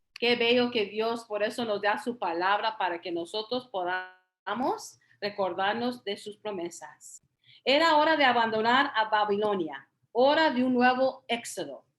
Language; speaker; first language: Spanish; early bilingual, heritage; Spanish